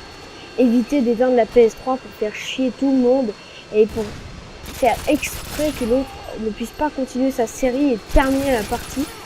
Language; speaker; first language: French; native; French